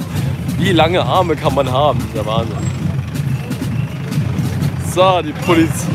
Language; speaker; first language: German; native; German